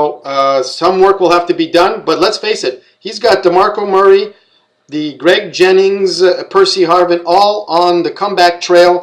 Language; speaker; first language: English; native; English